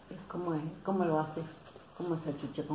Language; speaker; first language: Spanish; native; Spanish